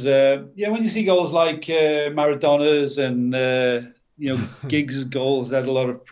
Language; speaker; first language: English; native; English